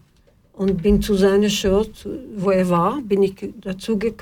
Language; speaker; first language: German; non-native, fluent; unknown